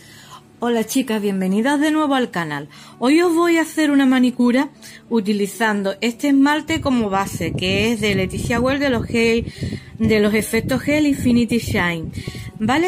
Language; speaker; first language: Spanish; native; Spanish